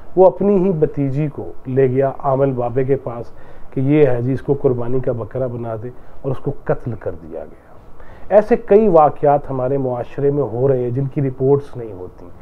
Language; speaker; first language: Urdu; non-native, local second language; Punjabi